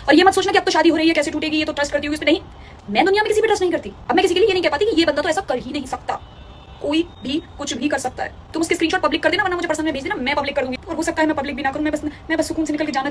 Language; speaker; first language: Hindi; native; Hindi